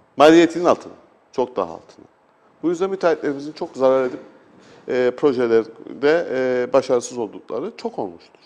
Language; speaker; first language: Turkish; native; Turkish